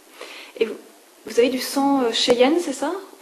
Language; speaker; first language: French; native; French